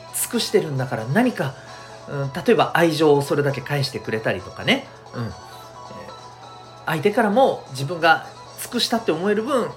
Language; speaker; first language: Japanese; native; Japanese